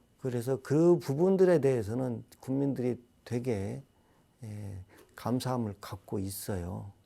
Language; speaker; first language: Korean; native; Korean